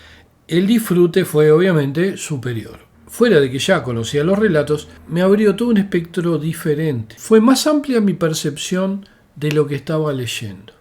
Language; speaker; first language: Spanish; native; Spanish